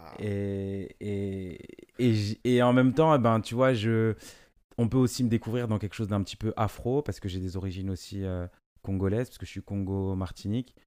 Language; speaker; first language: French; native; French